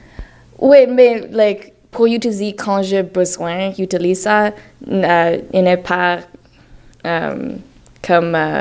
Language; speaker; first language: French; non-native, learner; English